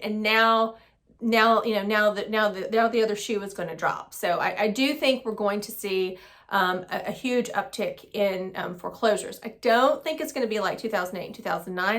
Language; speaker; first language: English; native; English